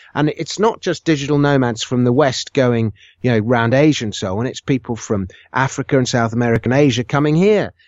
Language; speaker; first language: English; native; English